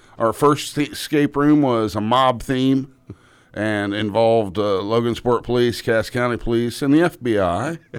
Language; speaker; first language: English; native; English